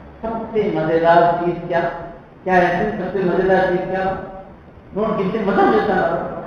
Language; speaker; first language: Urdu; native; Urdu